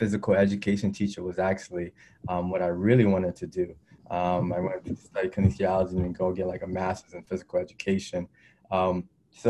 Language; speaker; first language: English; native; English